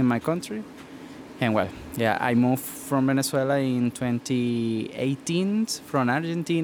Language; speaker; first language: English; non-native, fluent; Spanish